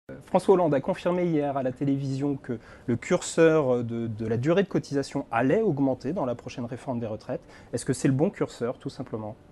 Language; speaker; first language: French; native; French